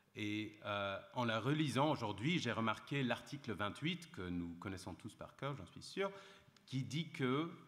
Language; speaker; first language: French; non-native, fluent; English